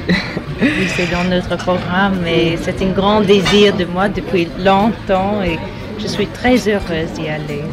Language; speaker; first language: French; non-native, fluent; English